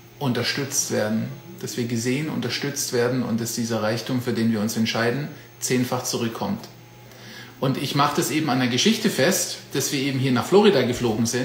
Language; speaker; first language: German; native; German